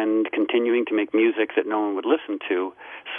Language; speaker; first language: English; native; English